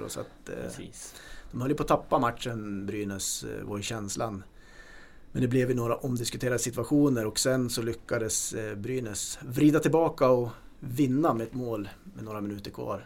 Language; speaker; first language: Swedish; native; Swedish